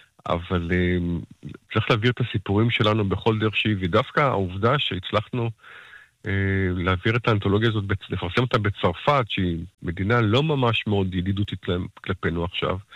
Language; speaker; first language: Hebrew; native; Hebrew